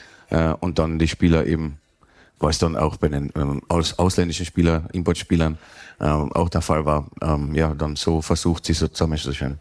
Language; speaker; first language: German; native; German